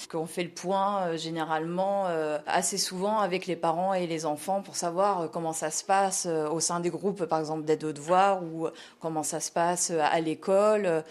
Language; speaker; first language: French; native; French